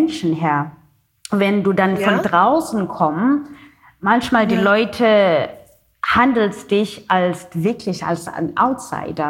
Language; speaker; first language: German; non-native, learner; Xhosa